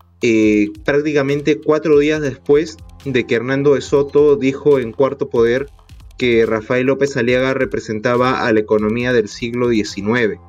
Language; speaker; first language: Spanish; native; Spanish